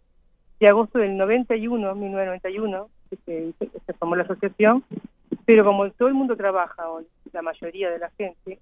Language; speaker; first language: Spanish; native; Spanish